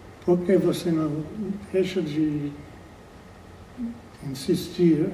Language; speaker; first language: Portuguese; non-native, fluent; English